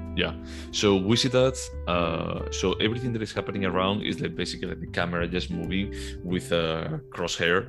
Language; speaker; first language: English; non-native, fluent; Galician